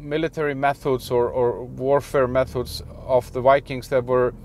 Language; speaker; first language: English; non-native, fluent; Icelandic